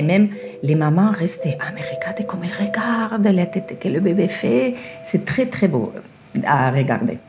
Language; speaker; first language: French; non-native, fluent; Spanish